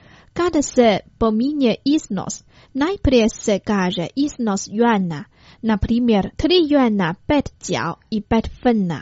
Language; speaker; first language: Croatian; non-native, fluent; Chinese